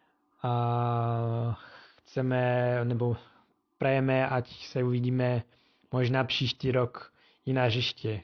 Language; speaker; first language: Czech; non-native, fluent; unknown